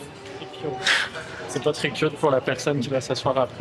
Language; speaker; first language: French; native; French